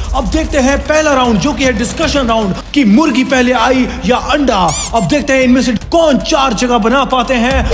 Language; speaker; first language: Hindi; native; Hindi